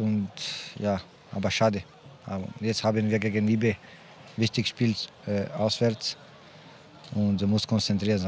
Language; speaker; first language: German; non-native, learner; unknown